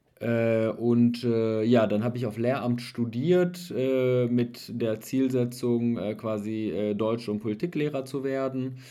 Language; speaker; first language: German; early bilingual, other home language; Persian